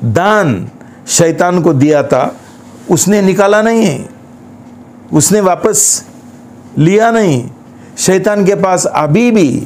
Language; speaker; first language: Hindi; non-native, local second language; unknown